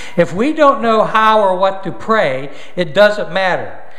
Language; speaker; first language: English; native; English